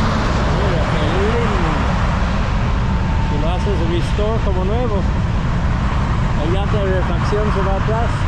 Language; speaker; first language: Spanish; non-native, fluent; English